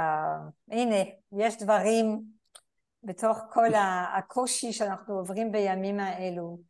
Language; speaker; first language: Hebrew; non-native, fluent; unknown